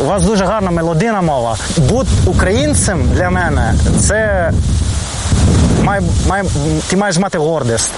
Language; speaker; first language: Ukrainian; non-native, fluent; Greek